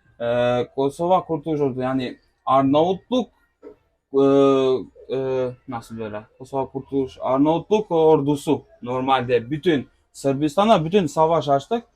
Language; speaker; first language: Turkish; non-native, local second language; Albanian